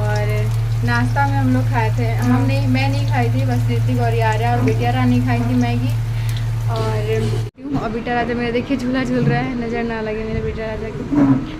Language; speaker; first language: Hindi; native; Hindi